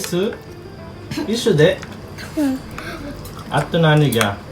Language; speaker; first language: Japanese; non-native, learner; Filipino